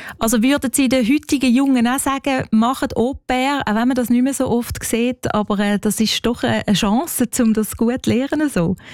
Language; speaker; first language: German; native; German